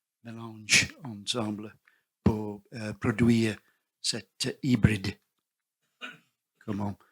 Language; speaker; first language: French; non-native, learner; English